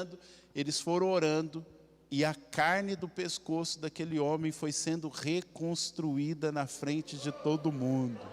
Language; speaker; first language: Portuguese; native; Portuguese